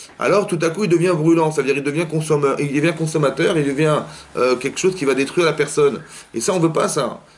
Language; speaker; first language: French; native; French